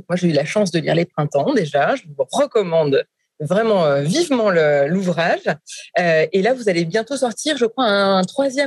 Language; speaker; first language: French; native; French